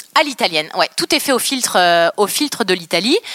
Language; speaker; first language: French; native; French